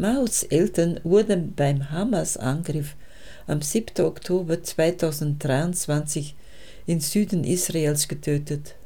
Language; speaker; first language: German; native; German